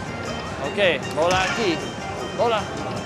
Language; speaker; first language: Spanish; non-native, learner; English